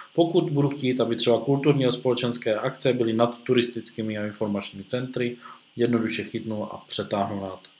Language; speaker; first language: Czech; native; Czech